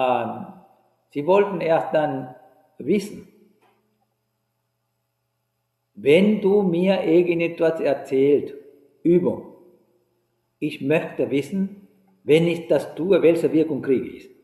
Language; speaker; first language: German; non-native, fluent; Sinhala